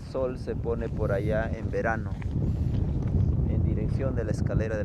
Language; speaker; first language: Spanish; native; Spanish